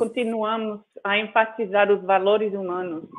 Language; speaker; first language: Portuguese; non-native, fluent; English